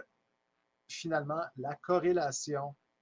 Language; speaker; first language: French; native; French